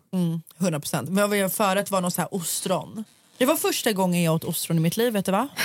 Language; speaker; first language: Swedish; native; Swedish